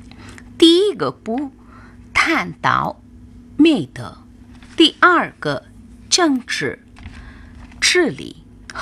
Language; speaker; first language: Chinese; non-native, fluent; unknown